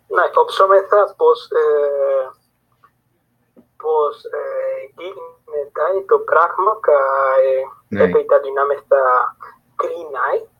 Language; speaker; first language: Greek; non-native, fluent; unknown